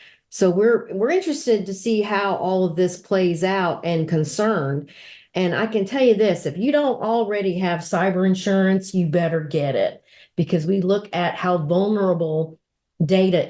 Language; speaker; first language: English; native; English